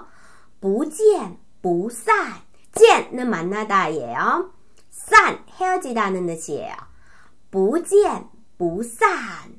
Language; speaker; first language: Korean; non-native, fluent; Chinese